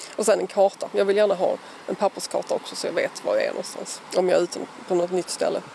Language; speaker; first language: Swedish; native; Swedish